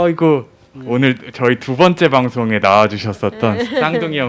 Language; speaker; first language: Korean; native; Korean